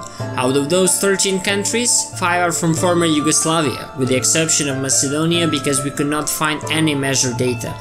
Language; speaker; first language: English; non-native, fluent; Serbian